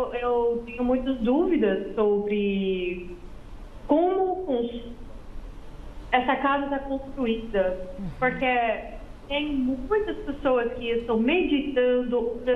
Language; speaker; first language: Portuguese; non-native, fluent; Dutch